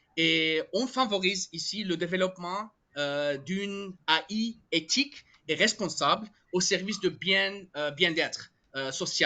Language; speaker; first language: French; non-native, fluent; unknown